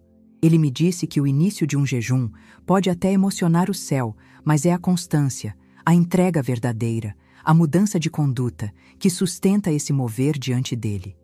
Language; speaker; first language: Portuguese; native; Portuguese